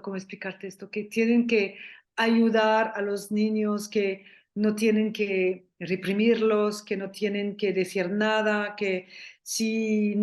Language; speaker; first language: Spanish; non-native, fluent; French